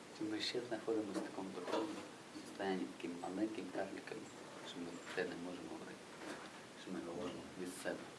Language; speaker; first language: Ukrainian; non-native, local second language; Russian